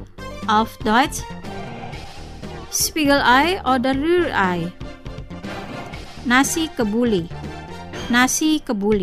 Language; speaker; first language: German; non-native, fluent; Indonesian